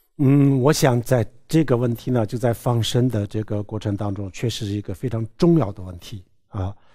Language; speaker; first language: Chinese; non-native, local second language; Tibetan